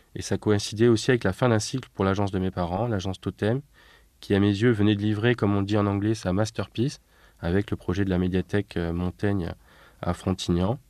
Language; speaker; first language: French; native; French